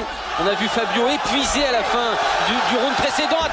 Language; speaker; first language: French; native; French